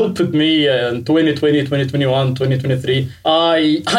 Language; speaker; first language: English; non-native, fluent; Arabic